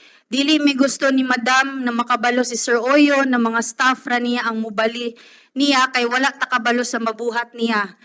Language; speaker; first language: Filipino; non-native, local second language; Cebuano